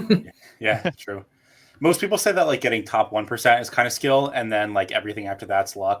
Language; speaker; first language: English; native; English